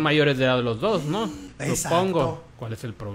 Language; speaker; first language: Spanish; native; Spanish